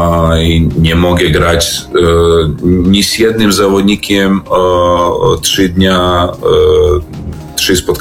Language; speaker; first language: Polish; non-native, learner; Serbian